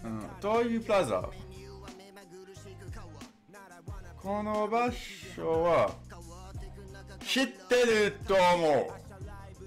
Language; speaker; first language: Japanese; non-native, learner; English